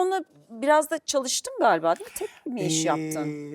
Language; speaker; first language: Turkish; native; Turkish